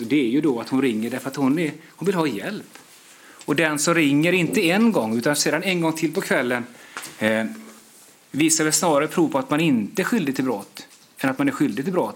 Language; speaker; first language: Swedish; native; Swedish